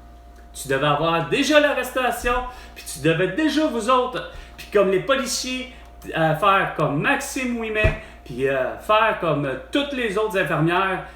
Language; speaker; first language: French; native; French